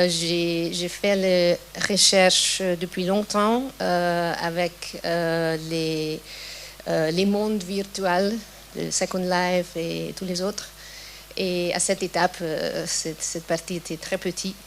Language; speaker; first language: French; non-native, fluent; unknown